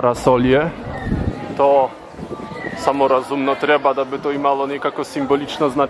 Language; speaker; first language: Polish; non-native, learner; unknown